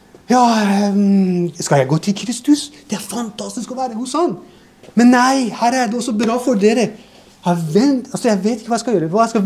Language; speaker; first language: Norwegian; non-native, fluent; Persian